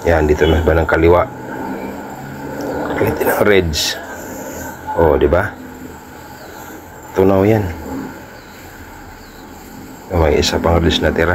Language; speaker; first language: Filipino; native; Filipino